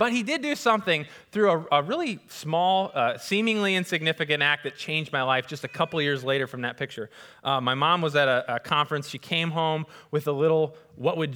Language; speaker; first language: English; native; English